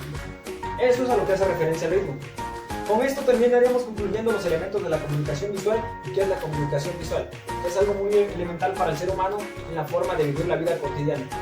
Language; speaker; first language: Spanish; native; Spanish